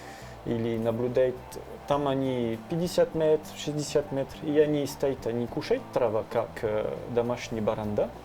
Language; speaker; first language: Russian; non-native, learner; French